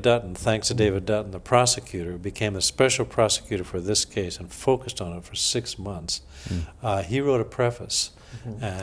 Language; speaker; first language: English; native; English